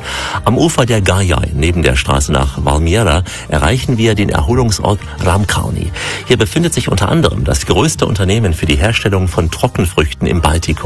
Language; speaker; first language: German; native; German